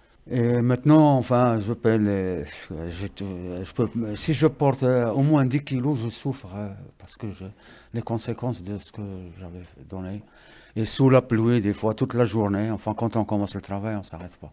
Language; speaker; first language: French; non-native, local second language; Arabic